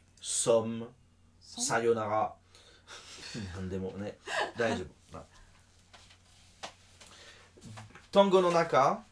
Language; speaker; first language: Japanese; non-native, learner; French